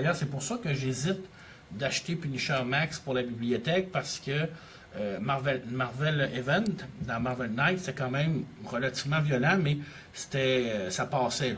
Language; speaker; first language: French; native; French